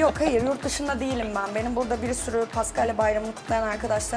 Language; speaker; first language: Turkish; native; Turkish